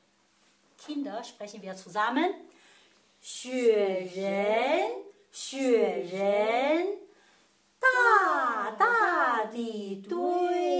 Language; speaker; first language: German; non-native, fluent; Chinese